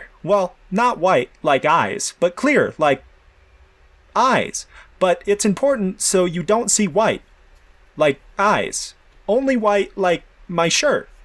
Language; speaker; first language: English; native; English